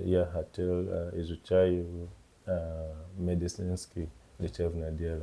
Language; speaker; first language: Russian; non-native, learner; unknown